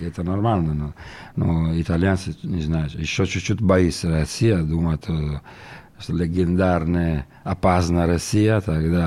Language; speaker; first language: Russian; non-native, learner; Italian